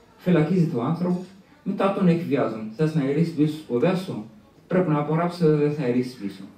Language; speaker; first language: Greek; early bilingual, other home language; Arabic